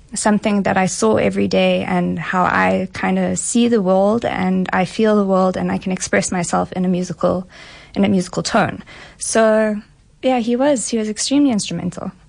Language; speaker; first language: English; native; English